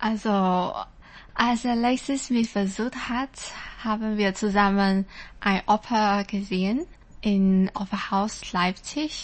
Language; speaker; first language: German; non-native, learner; Chinese